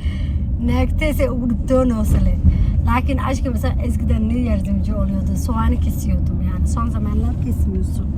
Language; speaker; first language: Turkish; non-native, fluent; Somali